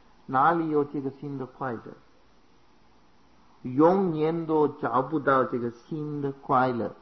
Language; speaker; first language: Chinese; non-native, fluent; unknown